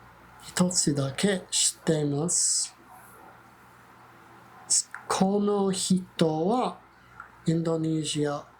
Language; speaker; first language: Japanese; non-native, learner; English